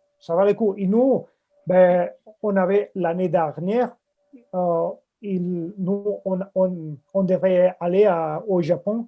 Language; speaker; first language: French; non-native, fluent; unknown